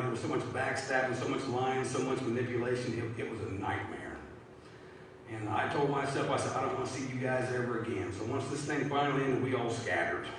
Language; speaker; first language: English; native; English